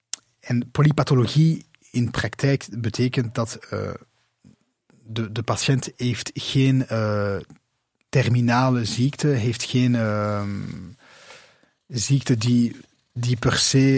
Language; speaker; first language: Dutch; non-native, local second language; French